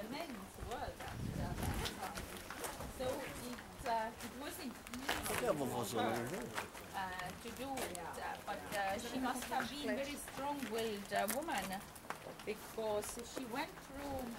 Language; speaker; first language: English; non-native, fluent; Estonian